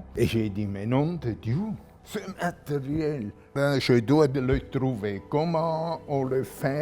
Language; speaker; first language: French; non-native, local second language; German